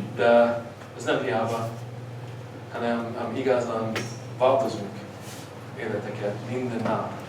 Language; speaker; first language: Hungarian; early bilingual, heritage; English